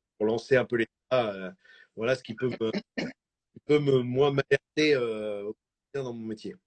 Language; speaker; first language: French; native; French